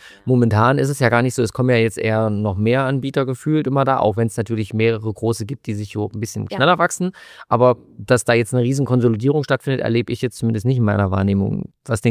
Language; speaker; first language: German; native; German